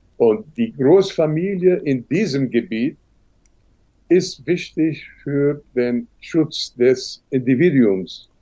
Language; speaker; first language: German; non-native, fluent; Arabic